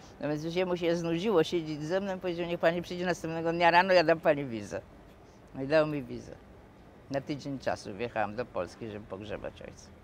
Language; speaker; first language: Polish; native; Polish